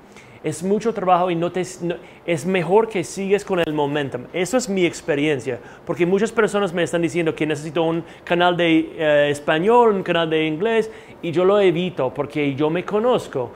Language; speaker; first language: Spanish; non-native, fluent; English